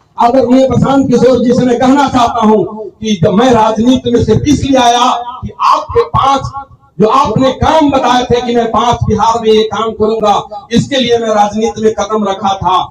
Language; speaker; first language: Hindi; native; Hindi